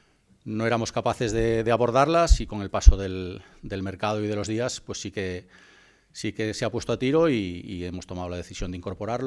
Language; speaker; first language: Spanish; native; Spanish